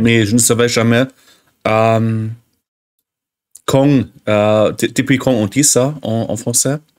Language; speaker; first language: French; non-native, learner; German